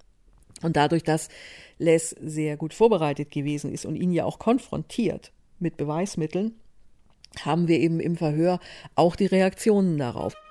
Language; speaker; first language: German; native; German